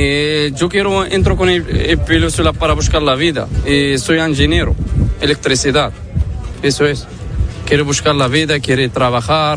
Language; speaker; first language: Spanish; non-native, learner; Arabic